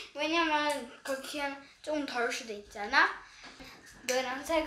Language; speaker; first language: Korean; early bilingual, heritage; Korean